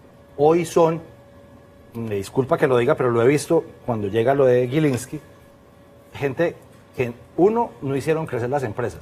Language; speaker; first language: Spanish; native; Spanish